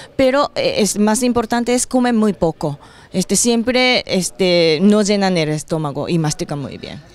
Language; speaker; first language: Spanish; non-native, fluent; Japanese